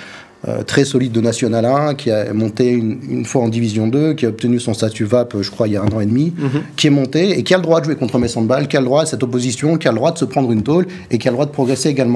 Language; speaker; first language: French; native; French